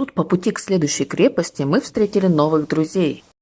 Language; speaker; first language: Russian; native; Russian